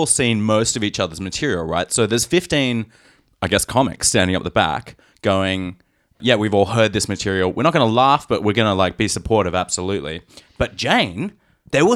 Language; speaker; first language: English; native; English